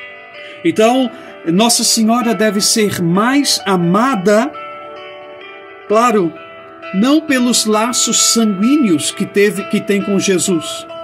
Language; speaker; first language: Portuguese; native; Portuguese